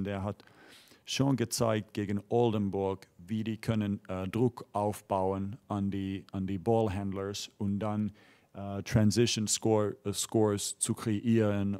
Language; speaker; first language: German; non-native, fluent; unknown